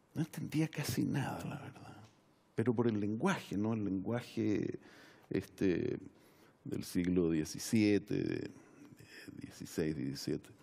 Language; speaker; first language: Spanish; native; Spanish